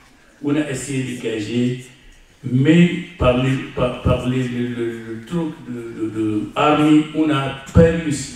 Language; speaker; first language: French; non-native, learner; Arabic